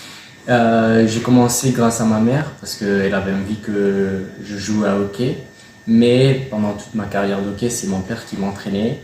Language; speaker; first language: French; non-native, fluent; Spanish